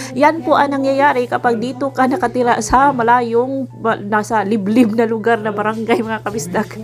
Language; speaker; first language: Filipino; non-native, local second language; Cebuano